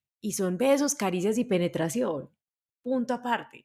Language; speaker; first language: Spanish; native; Spanish